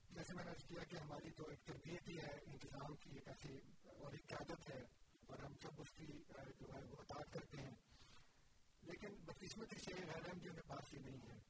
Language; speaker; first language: Urdu; native; Urdu